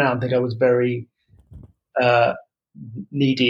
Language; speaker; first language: English; native; English